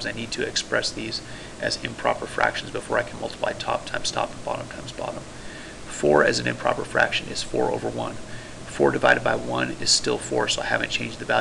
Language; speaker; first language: English; native; English